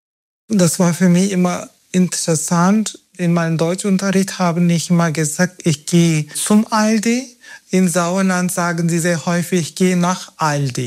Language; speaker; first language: German; non-native, learner; Turkish